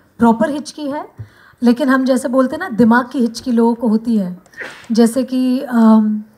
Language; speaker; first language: Hindi; non-native, local second language; Bangla